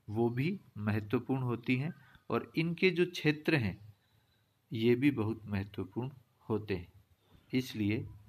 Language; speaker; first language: Hindi; native; Hindi